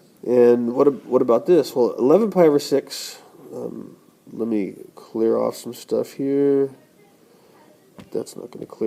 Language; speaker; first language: English; native; English